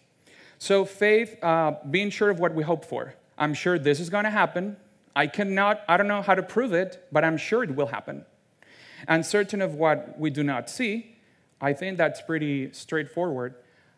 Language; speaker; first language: English; non-native, fluent; Spanish